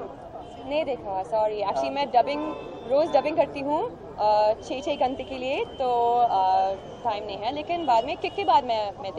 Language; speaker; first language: Hindi; non-native, learner; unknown